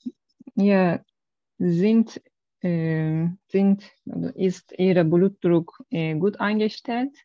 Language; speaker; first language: German; non-native, learner; Turkish